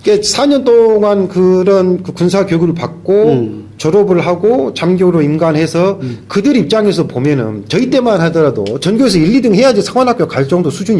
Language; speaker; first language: Korean; native; Korean